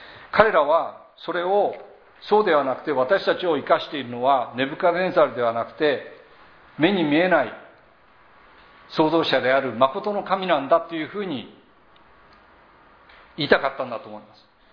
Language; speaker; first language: Japanese; native; Japanese